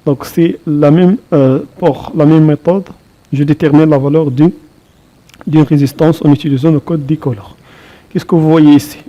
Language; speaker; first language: French; non-native, local second language; Arabic